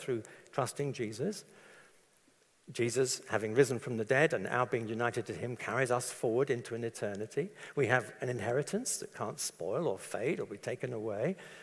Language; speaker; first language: English; native; English